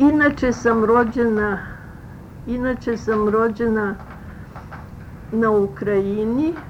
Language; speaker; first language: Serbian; early bilingual, other home language; Russian